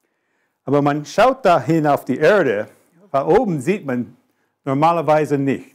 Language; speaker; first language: German; non-native, fluent; English